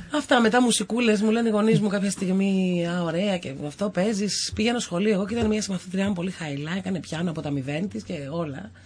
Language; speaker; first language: Greek; non-native, local second language; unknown